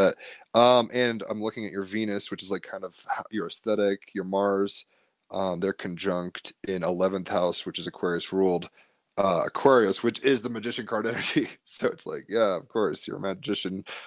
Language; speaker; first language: English; native; English